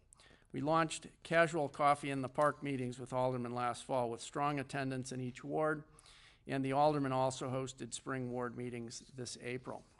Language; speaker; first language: English; native; English